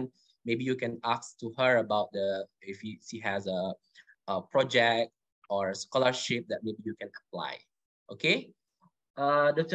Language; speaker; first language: English; non-native, fluent; Indonesian